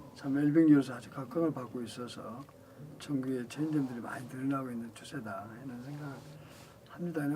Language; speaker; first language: Korean; native; Korean